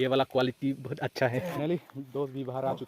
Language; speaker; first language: Hindi; non-native, local second language; Karbi